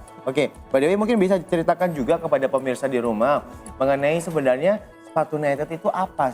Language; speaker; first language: Indonesian; native; Indonesian